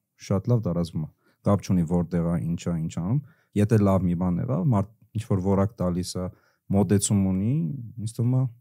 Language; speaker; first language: Armenian; early bilingual, heritage; Armenian